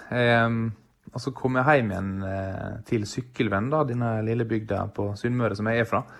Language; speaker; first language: Norwegian; native; Norwegian